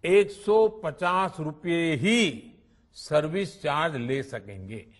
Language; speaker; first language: Hindi; non-native, local second language; Gujarati